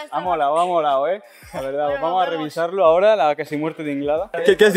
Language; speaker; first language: Spanish; native; Spanish